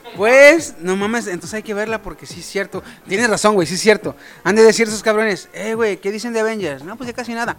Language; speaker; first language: Spanish; native; Spanish